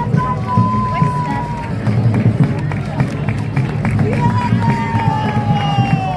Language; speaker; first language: French; native; French